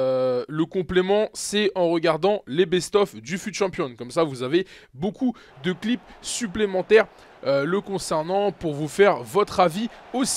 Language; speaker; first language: French; native; French